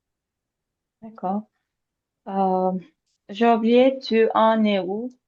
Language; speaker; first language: French; non-native, learner; Azerbaijani